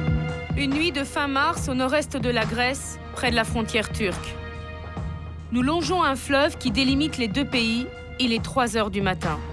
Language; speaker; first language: French; native; French